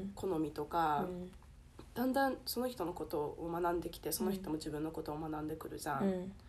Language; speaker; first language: Japanese; early bilingual, heritage; Japanese